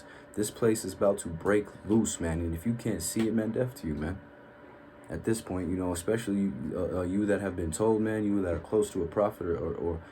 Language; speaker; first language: English; native; English